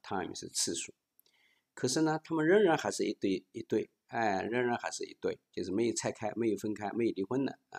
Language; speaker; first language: Chinese; native; Chinese